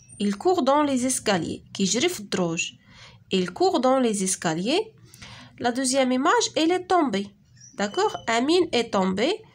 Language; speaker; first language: French; non-native, local second language; Arabic